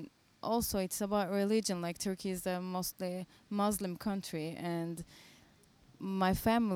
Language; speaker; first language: English; non-native, fluent; Turkish